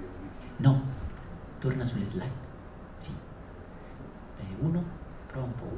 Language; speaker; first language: Italian; native; Italian